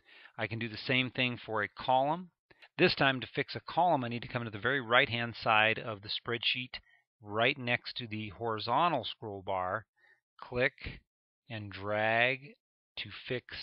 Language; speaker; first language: English; native; English